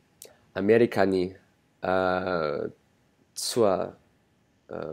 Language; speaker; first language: Japanese; non-native, learner; English